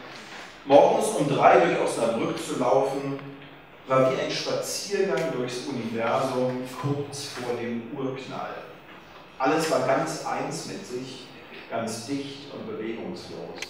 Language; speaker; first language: German; native; German